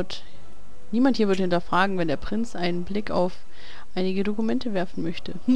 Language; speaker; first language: German; native; German